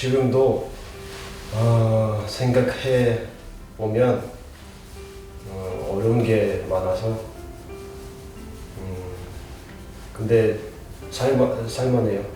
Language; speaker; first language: Korean; non-native, learner; Russian